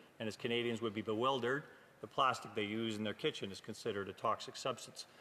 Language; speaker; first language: English; native; English